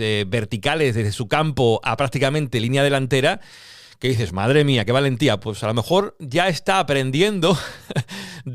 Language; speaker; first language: Spanish; native; Spanish